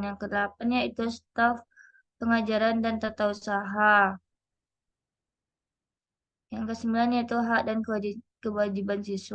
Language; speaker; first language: Indonesian; native; Indonesian